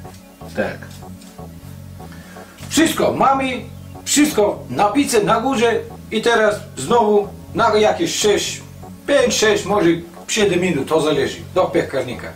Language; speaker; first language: Polish; non-native, learner; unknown